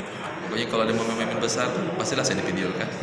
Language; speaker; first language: Indonesian; native; Indonesian